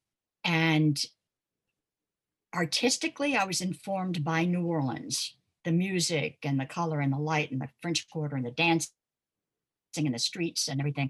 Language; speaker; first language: English; native; English